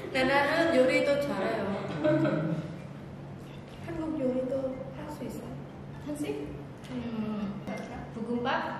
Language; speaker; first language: Korean; non-native, learner; Khmer